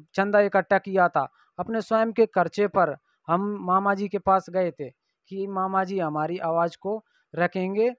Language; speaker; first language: Hindi; native; Hindi